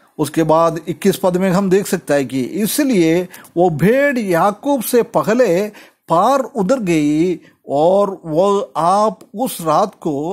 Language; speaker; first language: Hindi; non-native, local second language; Malayalam